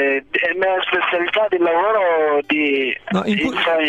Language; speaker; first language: Italian; non-native, learner; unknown